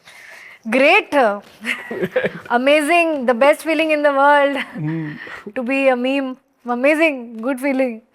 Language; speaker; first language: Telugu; non-native, learner; Hindi